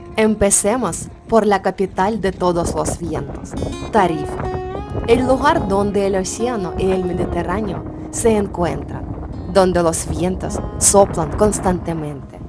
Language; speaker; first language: Spanish; non-native, learner; Ukrainian